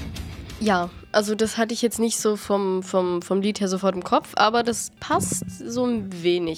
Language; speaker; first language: German; native; German